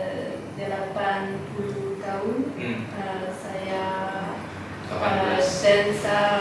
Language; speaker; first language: Indonesian; non-native, learner; French